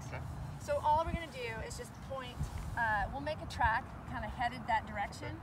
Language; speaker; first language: English; native; English